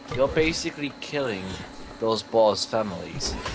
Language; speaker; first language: English; native; English